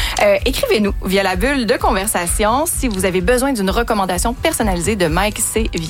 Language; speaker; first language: French; native; French